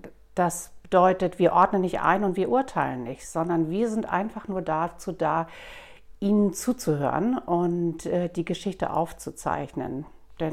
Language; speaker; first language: German; native; German